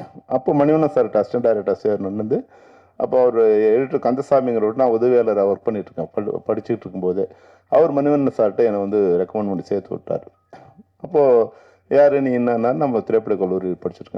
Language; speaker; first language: Tamil; native; Tamil